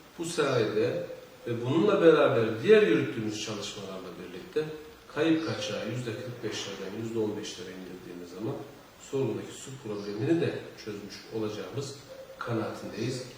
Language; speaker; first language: Turkish; native; Turkish